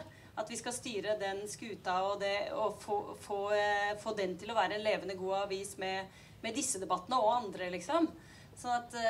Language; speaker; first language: Norwegian; native; Norwegian